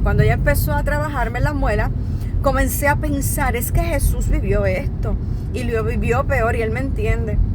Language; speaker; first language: Spanish; native; Spanish